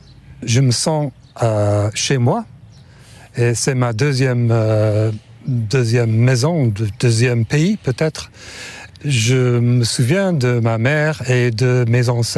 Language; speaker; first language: French; non-native, fluent; English